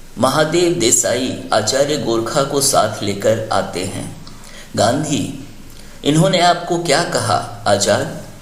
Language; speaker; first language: Hindi; native; Hindi